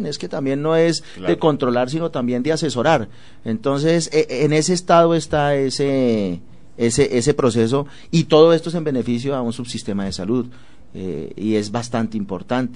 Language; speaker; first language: Spanish; native; Spanish